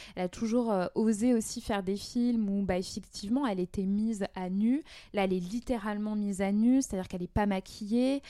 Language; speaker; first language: French; native; French